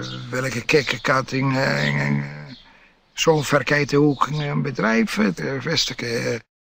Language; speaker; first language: Dutch; non-native, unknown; Italian